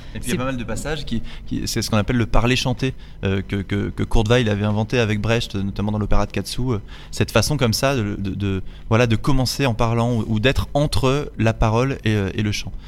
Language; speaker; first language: French; native; French